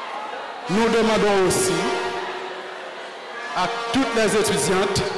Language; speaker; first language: French; non-native, local second language; Haitian Creole